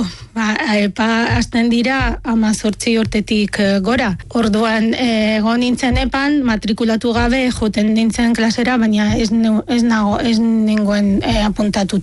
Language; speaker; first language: Basque; non-native, fluent; Arabic